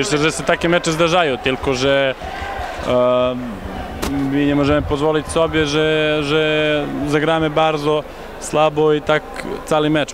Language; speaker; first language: Polish; non-native, fluent; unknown